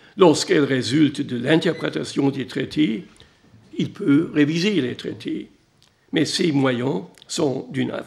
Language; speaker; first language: French; non-native, fluent; German